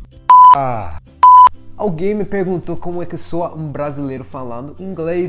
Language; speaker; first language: Portuguese; non-native, fluent; English